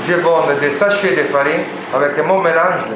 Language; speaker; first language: French; non-native, learner; Italian